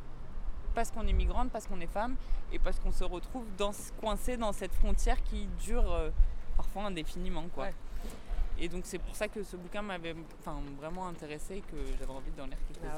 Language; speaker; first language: French; native; French